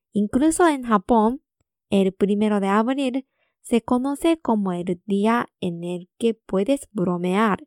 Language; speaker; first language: Spanish; non-native, fluent; Japanese